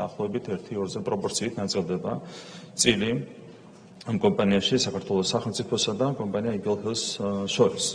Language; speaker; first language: Georgian; native; Georgian